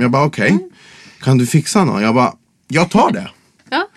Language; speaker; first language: Swedish; non-native, fluent; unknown